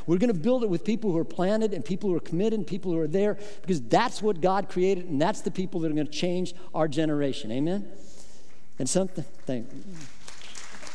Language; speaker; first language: English; native; English